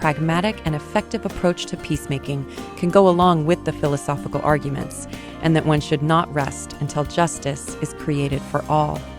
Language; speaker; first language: English; native; English